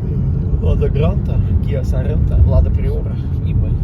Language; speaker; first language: Russian; native; Russian